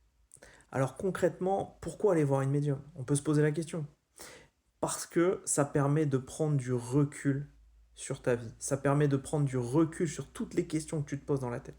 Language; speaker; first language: French; native; French